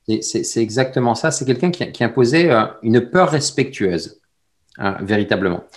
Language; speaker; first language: French; early bilingual, other home language; Arabic